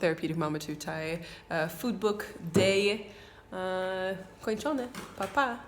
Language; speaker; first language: Polish; non-native, learner; English